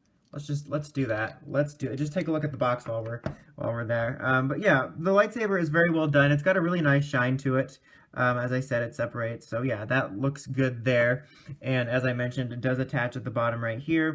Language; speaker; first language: English; native; English